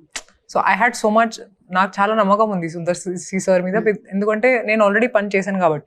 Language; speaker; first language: Telugu; non-native, local second language; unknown